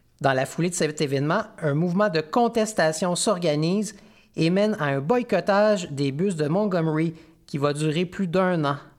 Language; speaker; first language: French; native; French